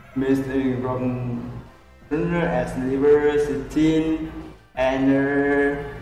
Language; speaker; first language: English; non-native, learner; Vietnamese